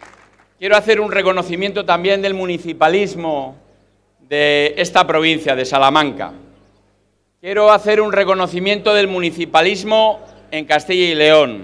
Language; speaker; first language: Spanish; native; Spanish